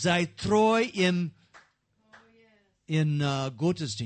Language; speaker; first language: German; non-native, learner; English